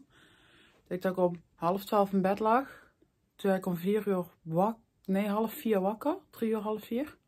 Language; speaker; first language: Dutch; native; Dutch